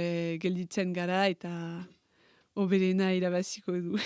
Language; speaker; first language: Basque; non-native, local second language; French